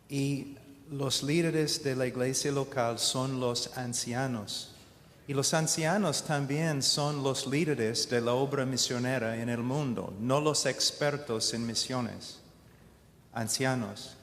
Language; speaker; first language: Spanish; non-native, fluent; English